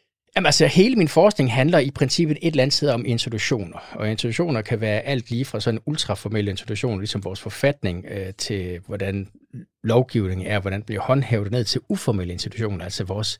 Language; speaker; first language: Danish; native; Danish